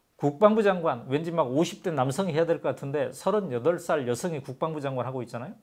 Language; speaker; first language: Korean; native; Korean